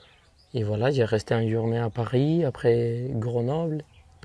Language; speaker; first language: French; non-native, fluent; Spanish